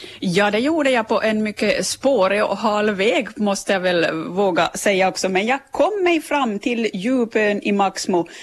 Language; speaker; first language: Swedish; native; Swedish